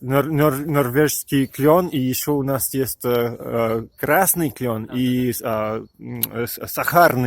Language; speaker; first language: Russian; non-native, learner; French